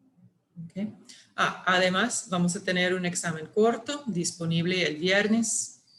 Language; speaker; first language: Spanish; non-native, fluent; English